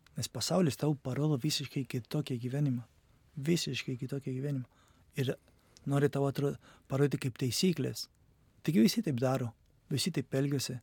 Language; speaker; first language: Lithuanian; non-native, fluent; Spanish